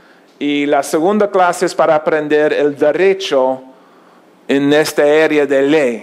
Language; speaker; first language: Spanish; non-native, learner; English